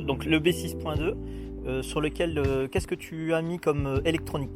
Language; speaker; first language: French; native; French